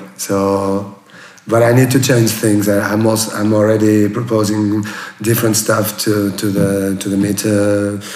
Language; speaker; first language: English; non-native, fluent; Portuguese